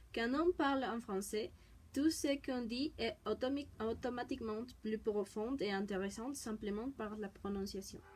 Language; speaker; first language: French; non-native, learner; Spanish